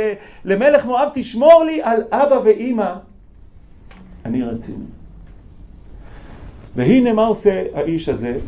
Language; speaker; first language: Hebrew; native; Hebrew